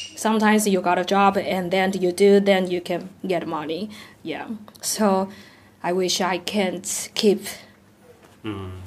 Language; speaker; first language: English; non-native, learner; Chinese